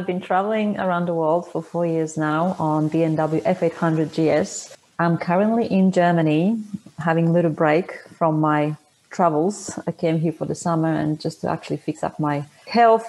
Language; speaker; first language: English; non-native, fluent; Polish